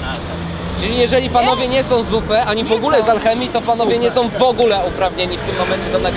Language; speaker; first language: Polish; native; Polish